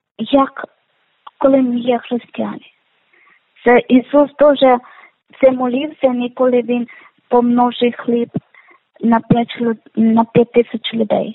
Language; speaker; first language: Ukrainian; non-native, learner; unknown